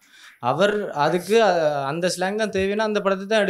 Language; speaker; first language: Tamil; native; Tamil